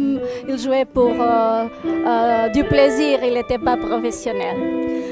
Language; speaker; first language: French; non-native, fluent; Portuguese